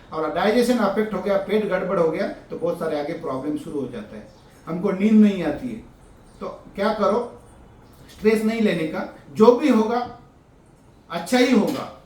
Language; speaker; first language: Hindi; non-native, local second language; Marathi